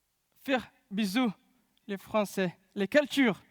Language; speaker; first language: French; non-native, learner; Pashto